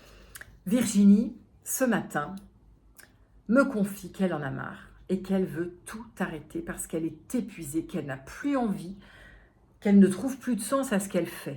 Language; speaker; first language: French; native; French